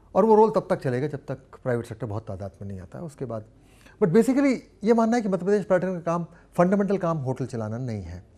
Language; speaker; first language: Hindi; native; Hindi